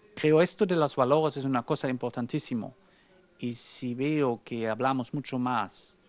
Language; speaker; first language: Spanish; non-native, fluent; German